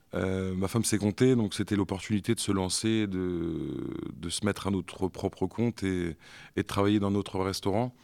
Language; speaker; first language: French; native; French